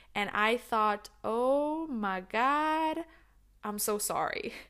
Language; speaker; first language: English; non-native, fluent; Lithuanian